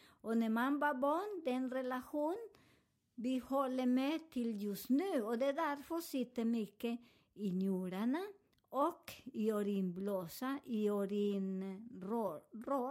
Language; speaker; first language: Swedish; non-native, fluent; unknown